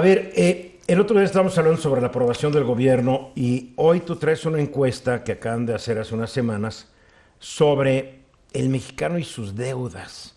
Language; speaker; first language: Spanish; native; Spanish